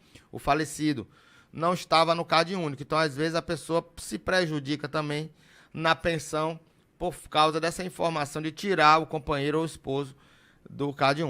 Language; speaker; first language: Portuguese; native; Portuguese